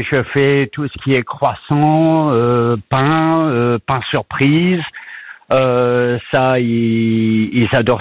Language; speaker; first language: French; native; French